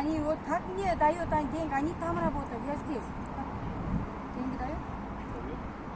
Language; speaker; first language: Russian; non-native, learner; Kyrgyz